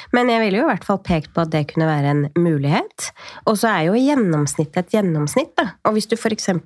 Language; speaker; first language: Norwegian; native; Norwegian